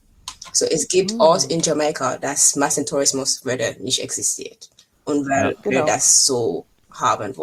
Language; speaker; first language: German; non-native, fluent; English